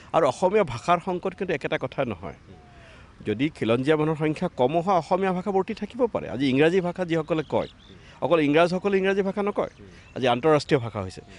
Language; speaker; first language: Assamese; native; Assamese